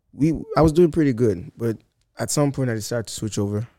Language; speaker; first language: English; non-native, local second language; Akan